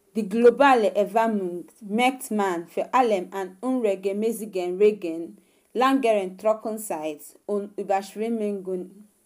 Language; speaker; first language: German; non-native, fluent; Igbo